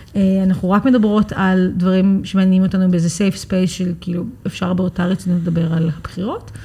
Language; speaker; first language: Hebrew; early bilingual, other home language; English